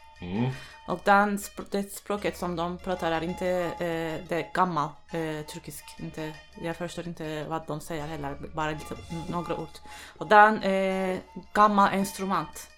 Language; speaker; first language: Swedish; non-native, learner; Turkish